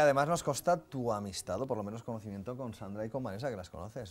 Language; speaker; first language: Spanish; native; Spanish